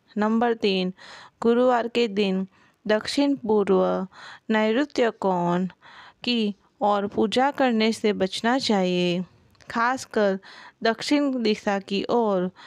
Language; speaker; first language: Hindi; non-native, local second language; Gujarati